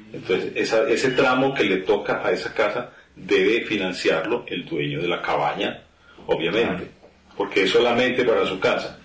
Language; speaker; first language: Spanish; native; Spanish